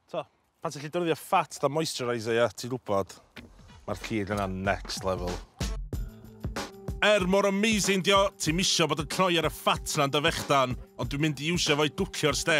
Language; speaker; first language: Welsh; native; Welsh